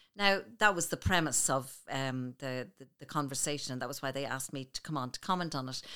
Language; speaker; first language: English; native; English